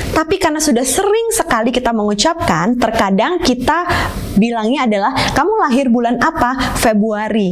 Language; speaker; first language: Indonesian; native; Indonesian